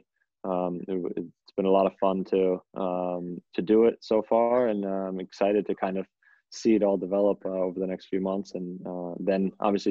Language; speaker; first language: English; non-native, fluent; German